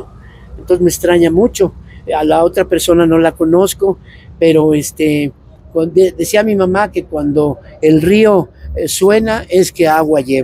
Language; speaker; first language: Spanish; native; Spanish